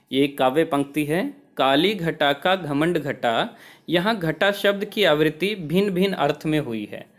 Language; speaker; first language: Hindi; native; Hindi